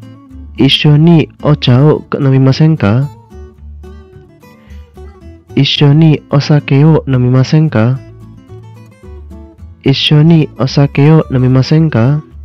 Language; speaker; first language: Japanese; non-native, fluent; Indonesian